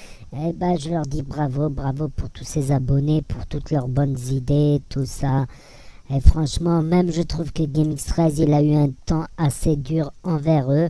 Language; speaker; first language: French; native; French